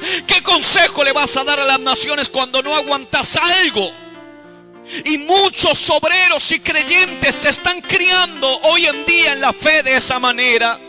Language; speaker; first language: Spanish; native; Spanish